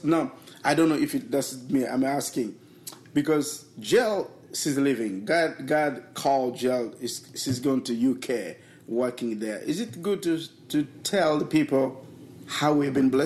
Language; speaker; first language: English; non-native, learner; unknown